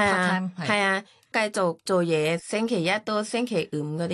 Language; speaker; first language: Cantonese; non-native, fluent; Thai